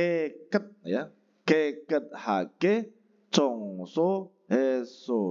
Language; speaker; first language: Korean; non-native, fluent; Indonesian